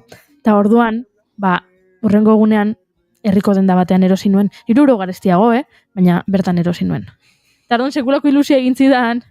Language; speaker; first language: Basque; native; Basque